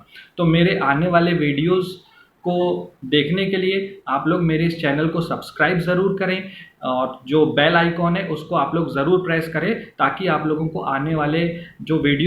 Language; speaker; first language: Hindi; native; Hindi